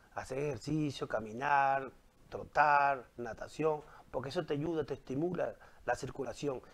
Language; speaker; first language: Spanish; native; Spanish